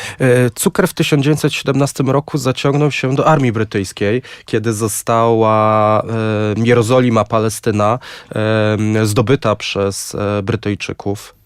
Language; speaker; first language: Polish; native; Polish